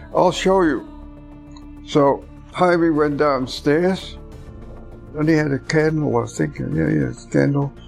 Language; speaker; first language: English; non-native, fluent; Dutch